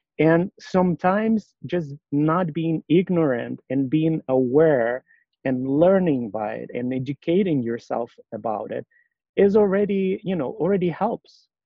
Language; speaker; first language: English; non-native, fluent; Russian